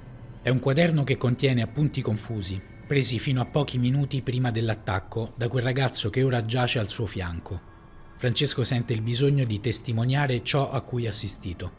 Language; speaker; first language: Italian; native; Italian